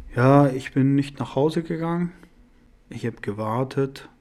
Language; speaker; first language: German; non-native, fluent; Persian